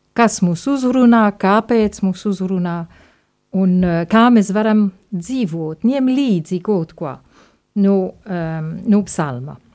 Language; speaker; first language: Latvian; non-native, fluent; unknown